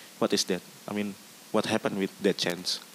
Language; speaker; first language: English; non-native, learner; Indonesian